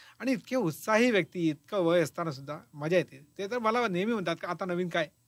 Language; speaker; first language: Marathi; native; Marathi